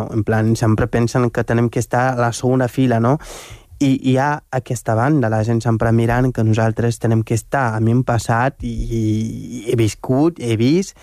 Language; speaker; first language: Catalan; non-native, fluent; Wolof